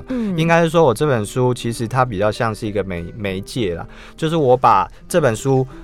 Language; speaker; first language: Chinese; native; Chinese